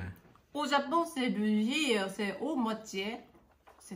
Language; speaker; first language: French; non-native, learner; Japanese